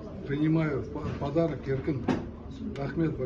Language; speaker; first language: Russian; non-native, local second language; Kazakh